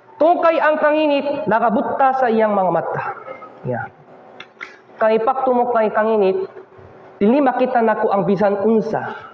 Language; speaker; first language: Cebuano; non-native, fluent; Korean